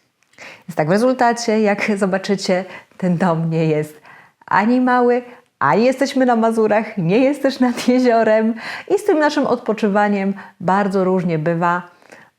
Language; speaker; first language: Polish; native; Polish